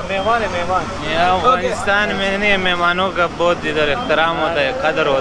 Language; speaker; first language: Hindi; non-native, fluent; Pashto